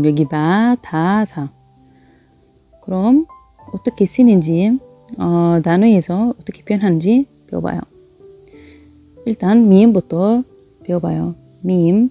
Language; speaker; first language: Korean; non-native, fluent; Arabic